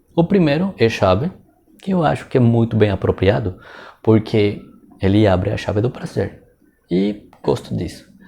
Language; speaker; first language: Portuguese; non-native, fluent; Spanish